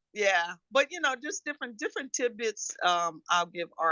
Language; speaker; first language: English; native; English